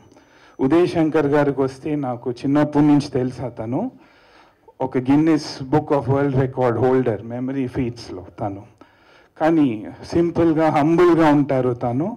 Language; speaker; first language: Telugu; native; Telugu